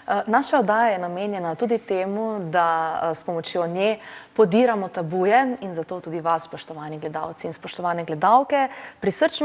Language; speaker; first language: Slovenian; native; Slovenian